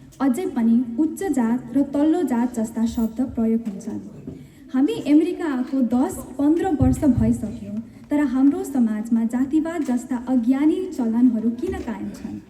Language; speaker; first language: Nepali; early bilingual, heritage; Nepali